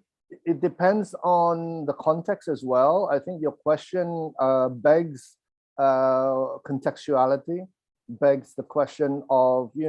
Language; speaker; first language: English; non-native, fluent; Indonesian